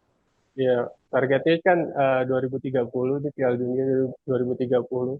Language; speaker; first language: Indonesian; native; Indonesian